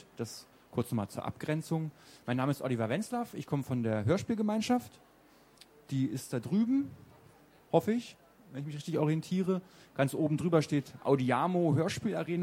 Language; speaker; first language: German; native; German